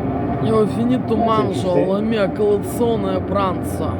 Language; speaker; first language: Italian; non-native, learner; Russian